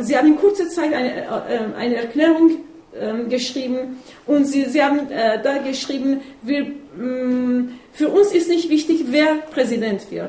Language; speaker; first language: German; non-native, fluent; Persian